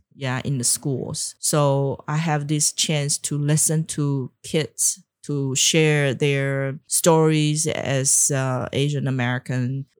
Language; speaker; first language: English; non-native, fluent; Chinese